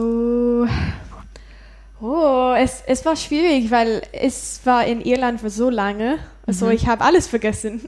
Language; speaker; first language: German; non-native, learner; English